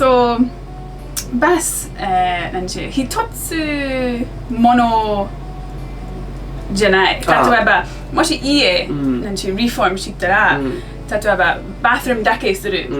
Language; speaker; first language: Japanese; non-native, learner; English